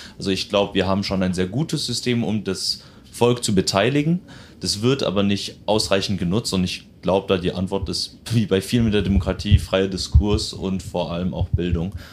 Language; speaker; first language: German; early bilingual, other home language; French